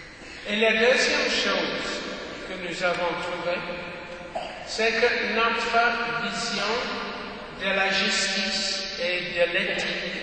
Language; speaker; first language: French; non-native, fluent; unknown